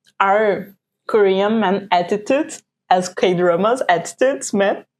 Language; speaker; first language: English; non-native, fluent; Portuguese